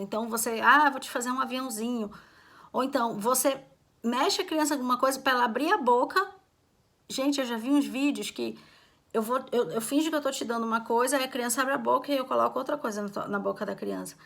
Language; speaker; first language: Portuguese; native; Portuguese